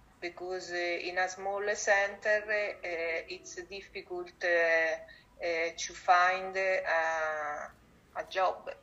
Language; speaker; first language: English; non-native, learner; Italian